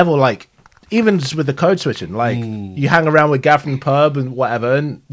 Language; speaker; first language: English; native; English